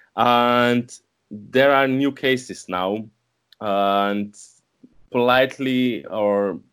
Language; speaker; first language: English; non-native, learner; Slovenian